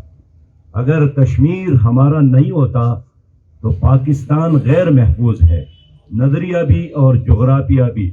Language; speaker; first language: Urdu; non-native, local second language; Pashto